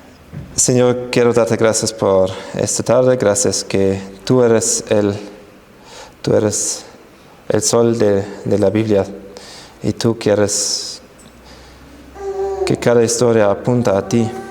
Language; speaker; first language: Spanish; non-native, fluent; German